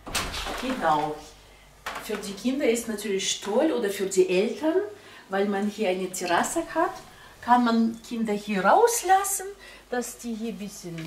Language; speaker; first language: German; non-native, fluent; Russian